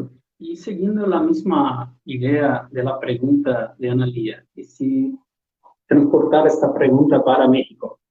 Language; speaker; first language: Spanish; non-native, learner; Portuguese